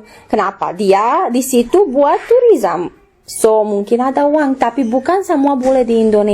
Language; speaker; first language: Indonesian; non-native, learner; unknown